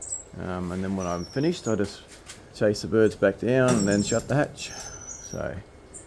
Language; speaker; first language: English; native; English